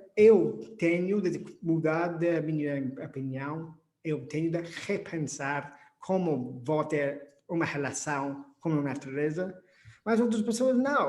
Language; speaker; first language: Portuguese; non-native, fluent; English